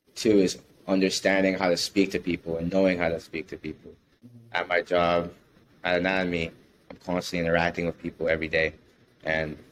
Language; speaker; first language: English; native; English